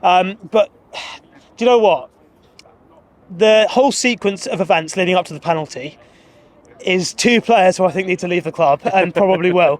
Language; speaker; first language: English; native; English